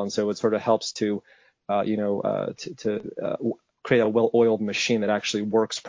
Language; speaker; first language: English; native; English